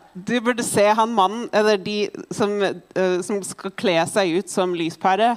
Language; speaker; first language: Norwegian; non-native, fluent; English